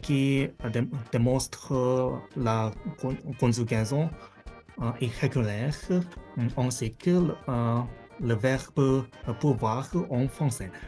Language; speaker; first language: French; non-native, fluent; Japanese